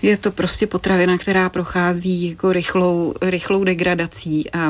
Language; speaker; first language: Czech; native; Czech